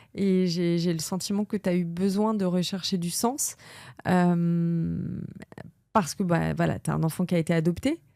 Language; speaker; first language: French; native; French